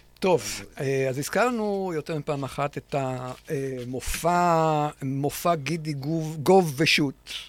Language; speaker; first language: Hebrew; native; Hebrew